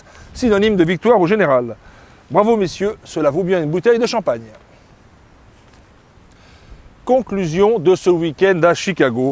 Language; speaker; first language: French; native; French